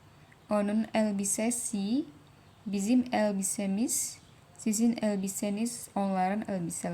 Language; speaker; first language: Turkish; non-native, fluent; Indonesian